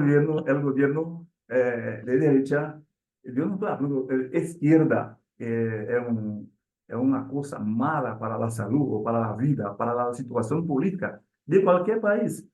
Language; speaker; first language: Spanish; non-native, learner; Portuguese